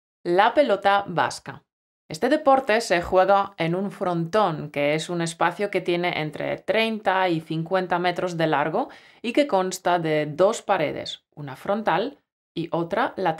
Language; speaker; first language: Spanish; native; Spanish